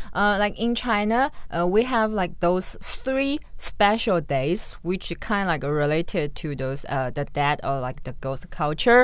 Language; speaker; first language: English; non-native, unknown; Chinese